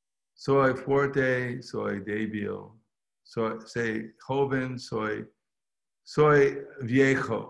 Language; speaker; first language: Spanish; non-native, fluent; English